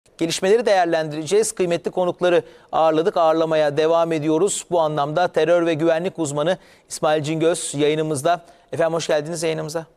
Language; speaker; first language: Turkish; native; Turkish